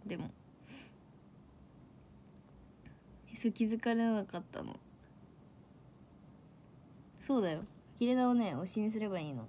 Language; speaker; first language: Japanese; native; Japanese